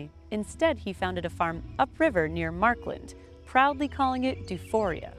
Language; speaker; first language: English; native; English